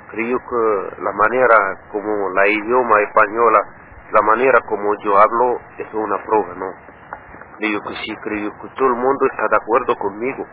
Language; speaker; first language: Spanish; non-native, learner; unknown